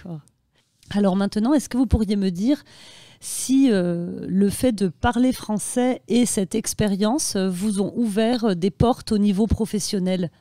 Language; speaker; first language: French; native; French